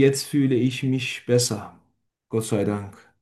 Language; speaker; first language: German; non-native, fluent; Turkish